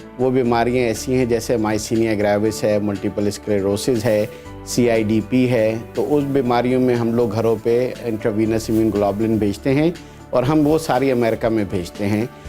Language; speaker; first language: Urdu; native; Urdu